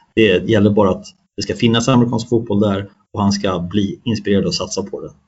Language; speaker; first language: Swedish; native; Swedish